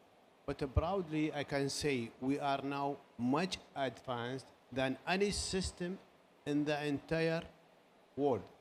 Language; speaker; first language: English; non-native, learner; Arabic